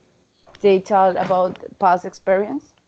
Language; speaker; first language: English; non-native, learner; Spanish